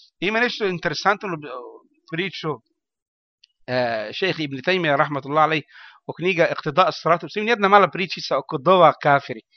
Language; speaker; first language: Bosnian; non-native, learner; Arabic